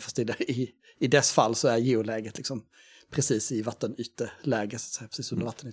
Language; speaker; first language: Swedish; native; Swedish